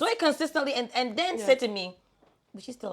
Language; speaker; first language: English; native; English